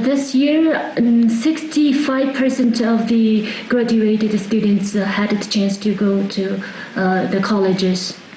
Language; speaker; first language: English; non-native, fluent; Tibetan